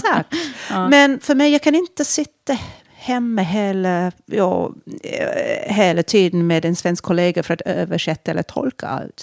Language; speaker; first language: Swedish; non-native, fluent; English